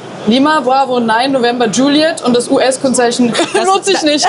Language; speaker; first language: German; native; German